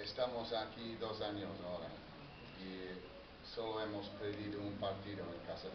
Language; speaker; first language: Spanish; non-native, fluent; English